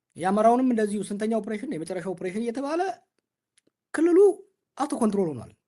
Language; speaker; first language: Amharic; non-native, local second language; Oromo